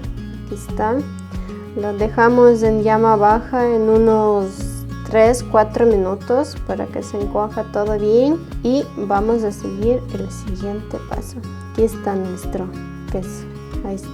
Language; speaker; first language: Spanish; non-native, fluent; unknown